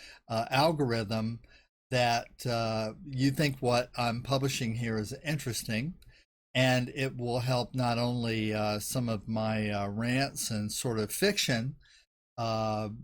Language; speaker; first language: English; native; English